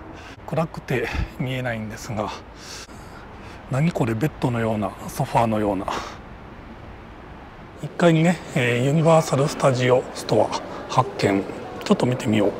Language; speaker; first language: Japanese; native; Japanese